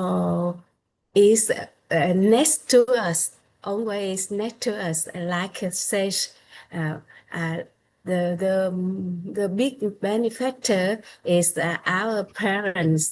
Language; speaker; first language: English; non-native, learner; Vietnamese